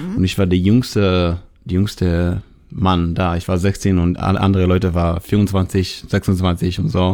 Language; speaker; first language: German; non-native, learner; Hebrew